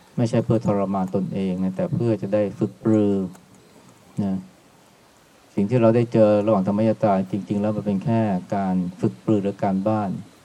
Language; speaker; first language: Thai; native; Thai